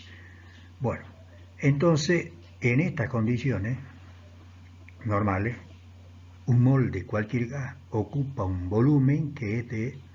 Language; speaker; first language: Spanish; native; Spanish